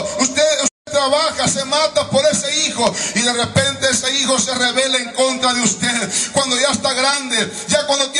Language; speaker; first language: Spanish; native; Spanish